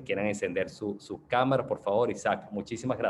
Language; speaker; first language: Spanish; native; Spanish